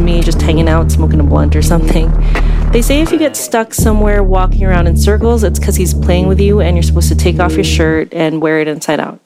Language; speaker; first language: English; non-native, local second language; Filipino